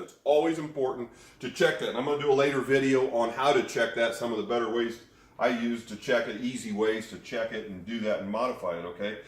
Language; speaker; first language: English; native; English